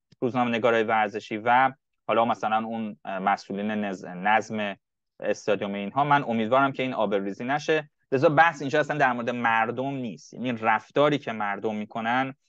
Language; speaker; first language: Persian; native; Persian